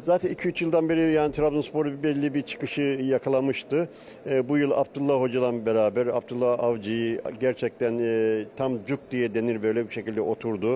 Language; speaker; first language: Turkish; native; Turkish